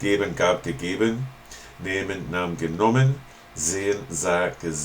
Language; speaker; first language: German; non-native, fluent; English